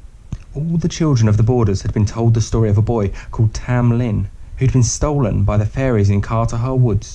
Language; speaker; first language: English; native; English